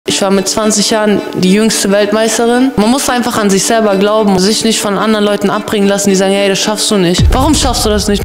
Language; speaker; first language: German; early bilingual, other home language; Russian